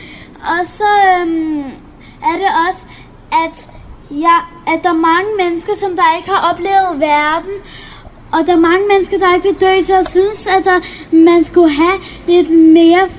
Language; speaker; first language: Danish; early bilingual, other home language; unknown